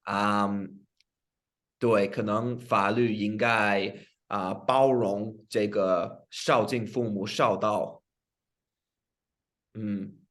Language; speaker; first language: Chinese; non-native, fluent; English